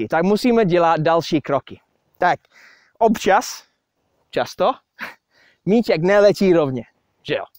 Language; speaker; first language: Czech; non-native, fluent; English